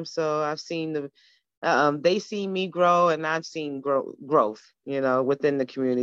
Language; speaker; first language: English; native; English